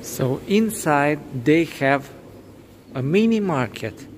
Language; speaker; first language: English; non-native, learner; Romanian